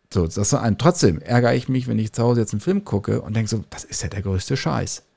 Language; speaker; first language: German; native; German